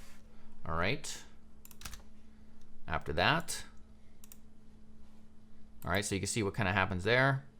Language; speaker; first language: English; native; English